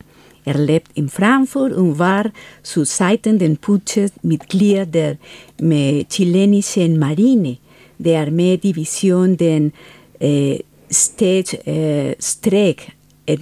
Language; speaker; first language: German; non-native, fluent; Spanish